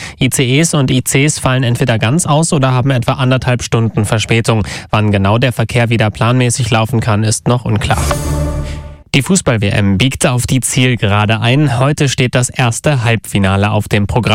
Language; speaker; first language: German; native; German